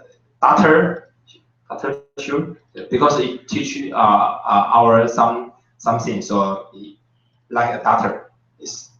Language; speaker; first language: English; non-native, learner; Chinese